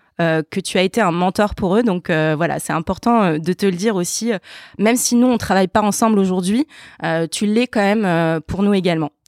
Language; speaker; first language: French; native; French